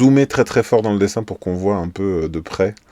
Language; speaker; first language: French; native; French